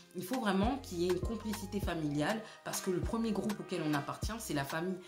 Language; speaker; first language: French; early bilingual, other home language; Lingala